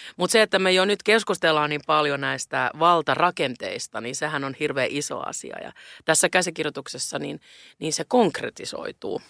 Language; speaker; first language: Finnish; non-native, local second language; Swedish